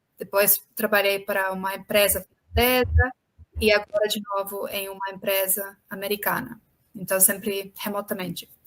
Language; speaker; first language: Portuguese; non-native, fluent; Estonian